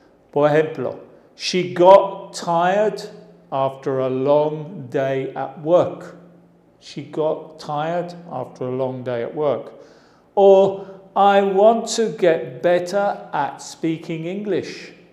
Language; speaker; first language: English; native; English